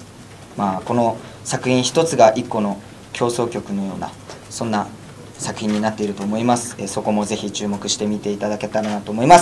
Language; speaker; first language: Japanese; native; Japanese